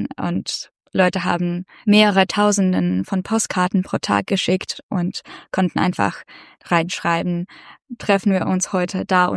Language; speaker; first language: German; non-native, fluent; Russian